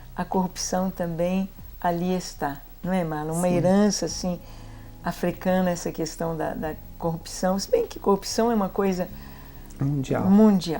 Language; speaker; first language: Portuguese; native; Portuguese